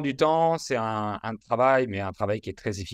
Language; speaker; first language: French; native; French